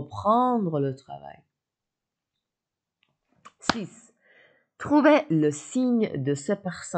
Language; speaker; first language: French; non-native, fluent; Persian